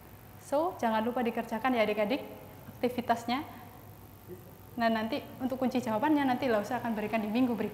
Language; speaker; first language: Indonesian; native; Indonesian